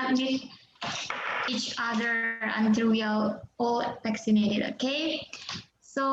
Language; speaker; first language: English; non-native, fluent; Indonesian